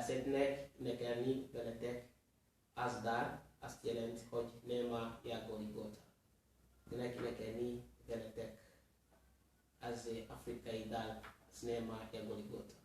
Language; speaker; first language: Hungarian; non-native, learner; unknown